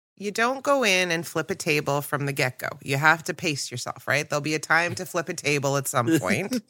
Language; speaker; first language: English; native; English